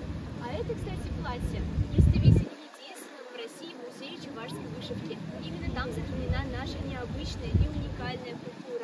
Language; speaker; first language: Russian; native; Russian